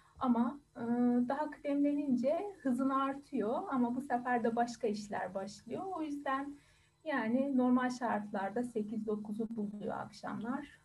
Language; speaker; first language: Turkish; non-native, fluent; Persian